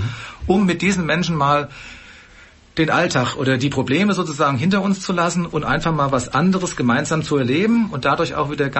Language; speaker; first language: German; native; German